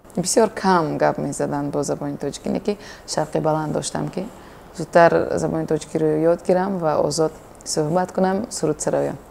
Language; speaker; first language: Tajik; non-native, local second language; Uzbek